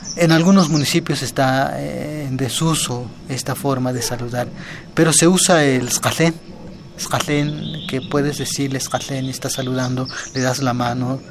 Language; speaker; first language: Spanish; non-native, local second language; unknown